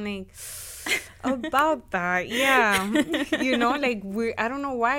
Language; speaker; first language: English; native; English